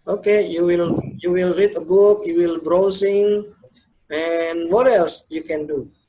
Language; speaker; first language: English; non-native, learner; Indonesian